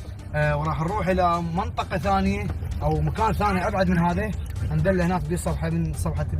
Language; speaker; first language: Arabic; native; Arabic